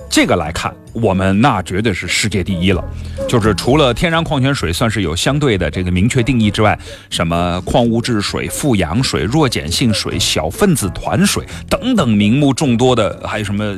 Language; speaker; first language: Chinese; native; Chinese